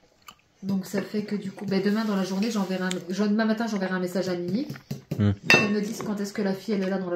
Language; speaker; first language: French; native; French